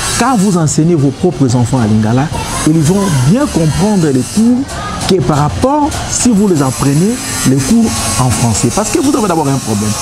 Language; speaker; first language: French; non-native, local second language; Lingala